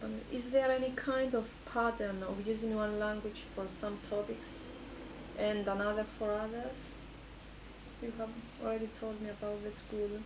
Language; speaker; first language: English; early bilingual, other home language; Greek